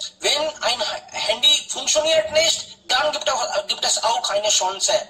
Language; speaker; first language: German; non-native, fluent; Hindi